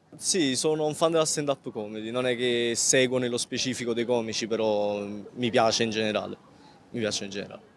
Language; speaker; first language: Italian; native; Italian